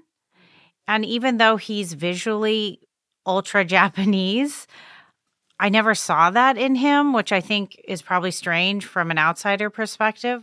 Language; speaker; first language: English; native; English